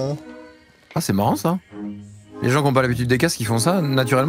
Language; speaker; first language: French; native; French